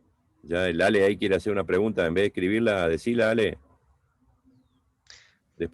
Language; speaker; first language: Spanish; native; Spanish